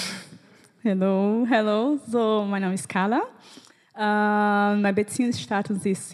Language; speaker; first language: German; non-native, fluent; Portuguese